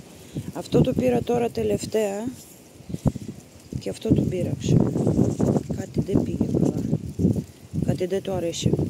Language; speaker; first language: Greek; non-native, fluent; Russian